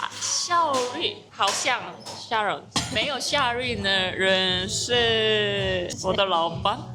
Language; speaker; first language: Chinese; non-native, learner; Korean